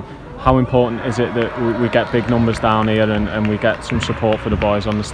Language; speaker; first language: English; native; English